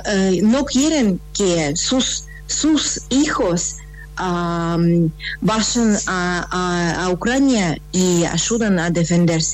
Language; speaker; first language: Spanish; non-native, fluent; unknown